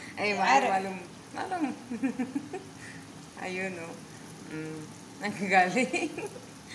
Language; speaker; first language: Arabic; non-native, learner; Filipino